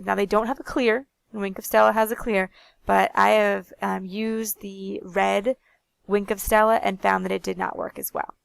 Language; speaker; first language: English; native; English